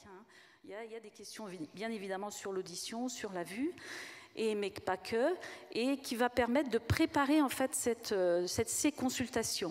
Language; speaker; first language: French; native; French